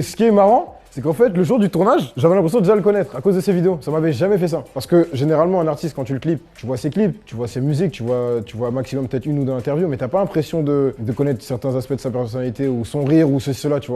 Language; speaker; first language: French; native; French